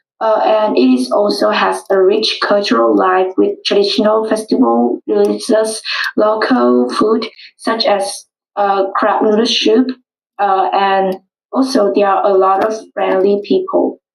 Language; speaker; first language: English; non-native, learner; Vietnamese